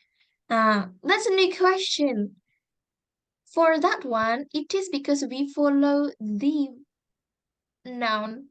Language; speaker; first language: English; non-native, fluent; Indonesian